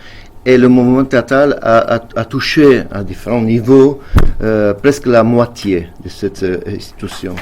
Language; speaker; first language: French; non-native, fluent; Italian